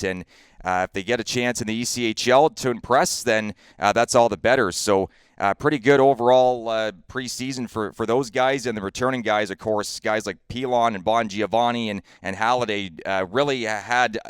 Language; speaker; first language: English; native; English